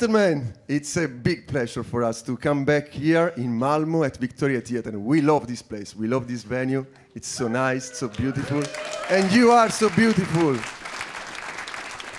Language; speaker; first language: English; non-native, learner; Italian